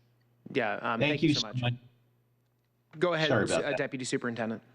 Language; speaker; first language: English; native; English